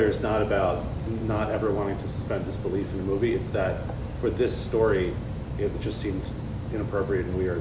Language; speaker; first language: English; native; English